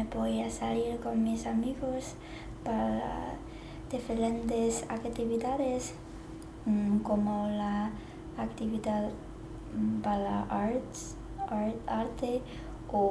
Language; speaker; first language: Spanish; non-native, learner; Chinese